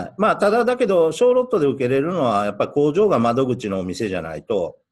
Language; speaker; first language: Japanese; native; Japanese